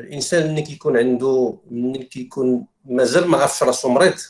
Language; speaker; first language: French; non-native, local second language; Arabic